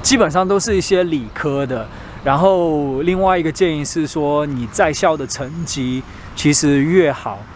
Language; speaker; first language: Chinese; native; Chinese